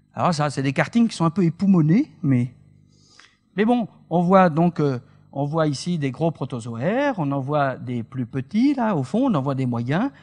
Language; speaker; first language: French; native; French